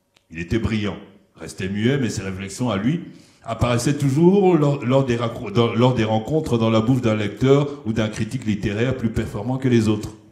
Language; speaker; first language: French; non-native, local second language; Lingala